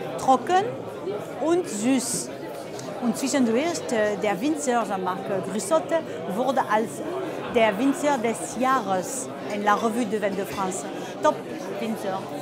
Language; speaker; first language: German; non-native, fluent; French